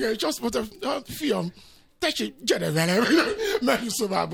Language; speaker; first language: Hungarian; non-native, fluent; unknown